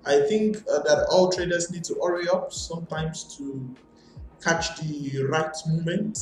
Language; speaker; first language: English; non-native, learner; Portuguese